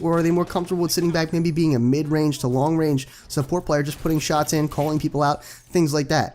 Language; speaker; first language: English; native; English